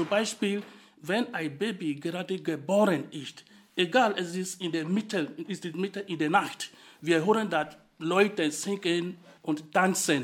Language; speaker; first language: German; non-native, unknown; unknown